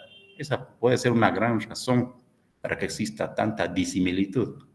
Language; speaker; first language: Spanish; native; Spanish